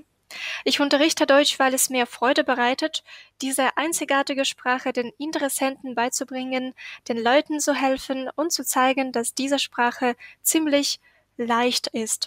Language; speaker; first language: German; non-native, fluent; Ukrainian